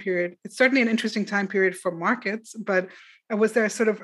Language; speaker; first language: English; non-native, local second language; Urdu